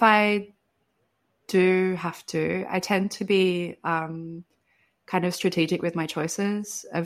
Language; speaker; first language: English; native; English